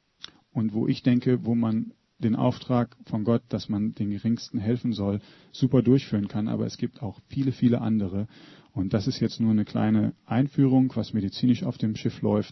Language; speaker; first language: German; native; German